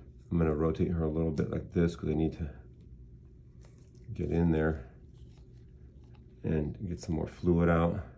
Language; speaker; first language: English; early bilingual, other home language; Spanish